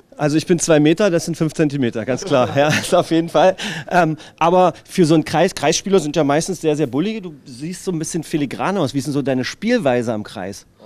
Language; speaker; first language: German; native; German